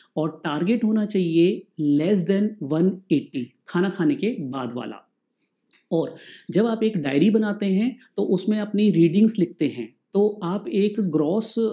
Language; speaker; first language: Hindi; native; Hindi